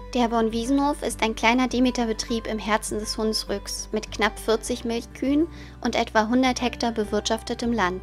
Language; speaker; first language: German; native; German